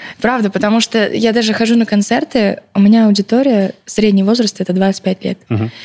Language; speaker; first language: Russian; early bilingual, other home language; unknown